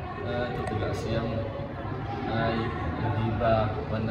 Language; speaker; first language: Arabic; non-native, learner; Indonesian